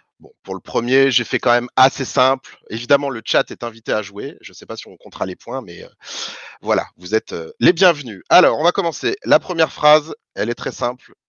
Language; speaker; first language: French; native; French